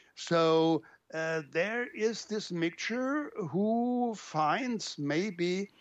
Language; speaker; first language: English; non-native, fluent; German